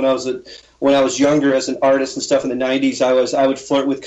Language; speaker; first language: English; native; English